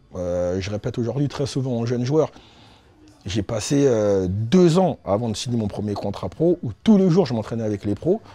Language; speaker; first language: French; native; French